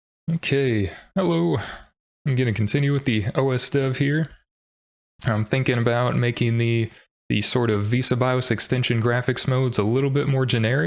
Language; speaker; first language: English; native; English